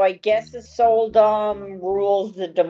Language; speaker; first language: English; native; English